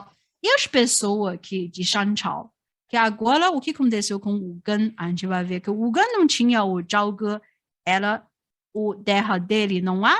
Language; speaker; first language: Portuguese; non-native, fluent; Chinese